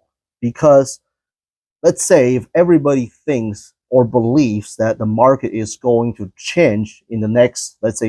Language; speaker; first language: English; non-native, fluent; Chinese